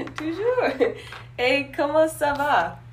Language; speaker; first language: French; non-native, learner; English